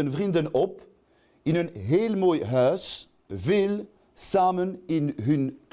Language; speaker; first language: Dutch; non-native, local second language; French